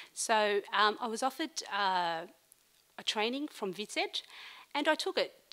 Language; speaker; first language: English; non-native, fluent; Arabic